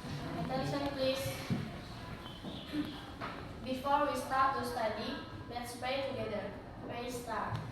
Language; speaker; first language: English; non-native, learner; Indonesian